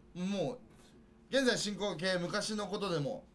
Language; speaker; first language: Japanese; native; Japanese